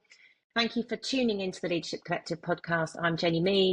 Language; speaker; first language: English; native; English